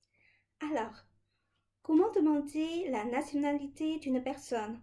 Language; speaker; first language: French; non-native, fluent; Chinese